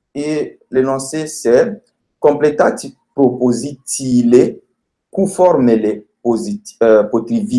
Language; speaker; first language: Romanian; non-native, fluent; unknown